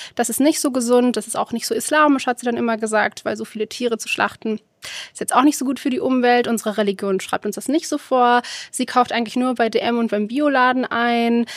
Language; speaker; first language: German; early bilingual, other home language; Arabic